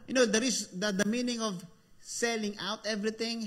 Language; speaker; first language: English; non-native, local second language; Filipino